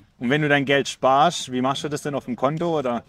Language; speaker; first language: German; native; German